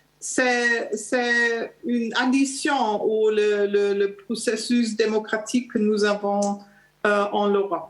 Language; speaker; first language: French; non-native, learner; German